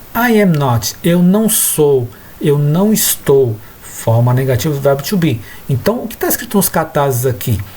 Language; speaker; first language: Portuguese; native; Portuguese